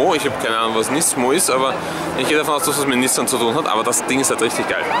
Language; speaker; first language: German; native; German